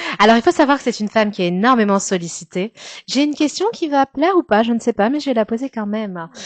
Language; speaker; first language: French; native; French